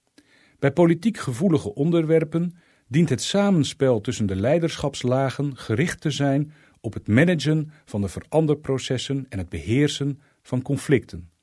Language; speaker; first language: Dutch; native; Dutch